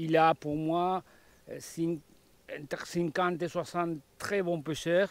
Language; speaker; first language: French; non-native, learner; Spanish